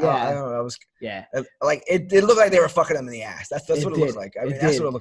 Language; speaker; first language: English; native; English